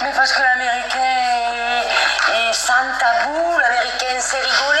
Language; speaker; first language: French; native; French